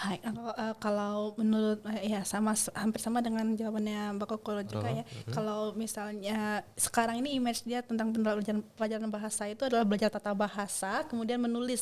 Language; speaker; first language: Indonesian; non-native, fluent; Japanese